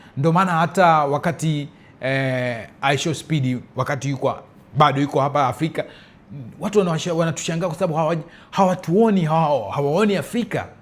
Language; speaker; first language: Swahili; early bilingual, heritage; Swahili